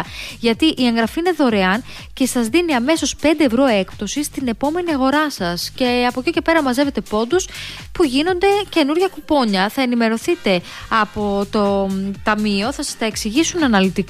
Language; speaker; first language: Greek; native; Greek